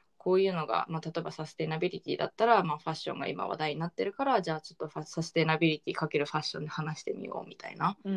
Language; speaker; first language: Japanese; early bilingual, heritage; Japanese